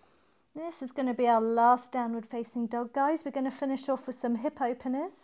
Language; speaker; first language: English; native; English